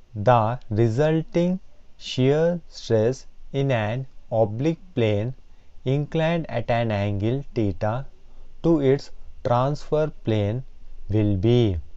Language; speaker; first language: English; non-native, local second language; Telugu